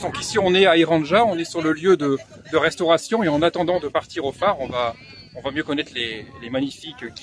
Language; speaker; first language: French; native; French